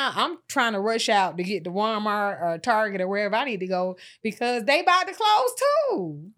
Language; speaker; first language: English; native; English